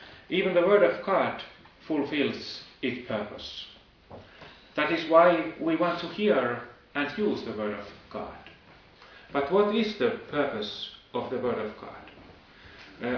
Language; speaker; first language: English; non-native, fluent; Finnish